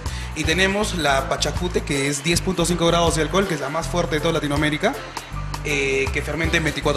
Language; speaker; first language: Spanish; native; Spanish